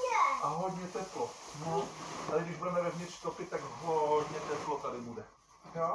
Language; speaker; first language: Czech; native; Czech